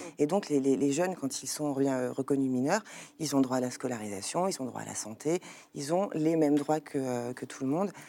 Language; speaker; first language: French; native; French